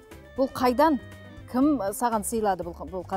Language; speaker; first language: Kazakh; native; Kazakh